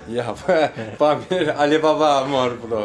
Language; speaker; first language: English; non-native, learner; Turkish